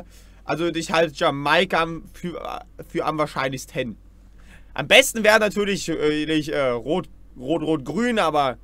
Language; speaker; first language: German; native; German